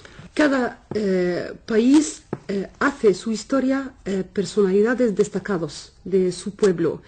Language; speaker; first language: Spanish; non-native, fluent; Arabic